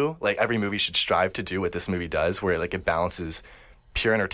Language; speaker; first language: English; native; English